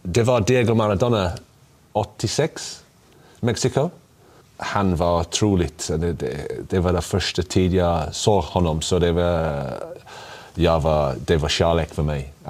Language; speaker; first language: Swedish; non-native, learner; English